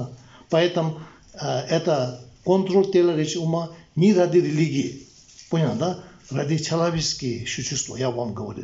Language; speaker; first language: Russian; non-native, learner; Tibetan